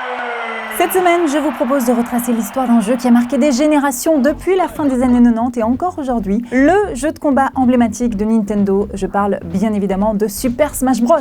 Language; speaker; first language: French; native; French